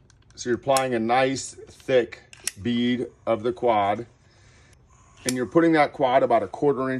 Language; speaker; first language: English; native; English